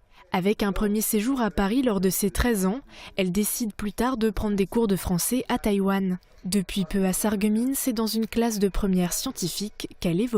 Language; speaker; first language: French; native; French